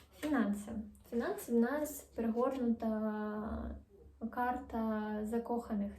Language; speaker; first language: Ukrainian; non-native, local second language; Russian